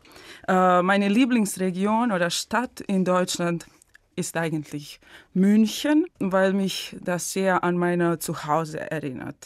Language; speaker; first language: German; non-native, fluent; Serbian